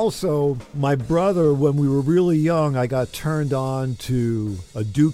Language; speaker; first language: English; native; English